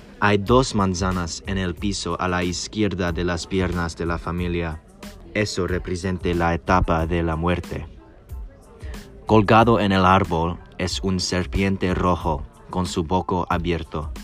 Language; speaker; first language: Spanish; non-native, learner; English